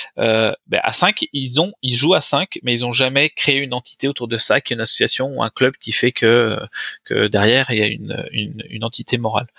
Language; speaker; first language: French; native; French